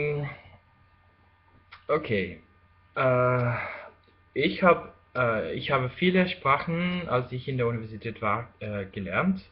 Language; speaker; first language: German; non-native, fluent; Spanish